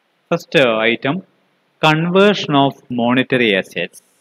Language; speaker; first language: English; non-native, local second language; Malayalam